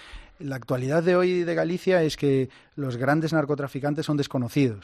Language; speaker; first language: Spanish; native; Spanish